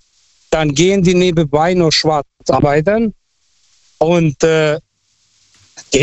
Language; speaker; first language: German; non-native, fluent; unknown